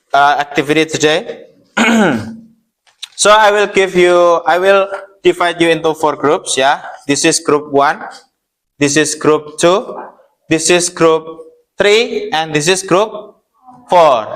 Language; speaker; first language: English; non-native, learner; Indonesian